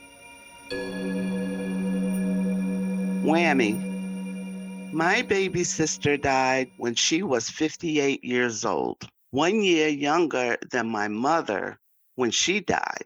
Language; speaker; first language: English; native; English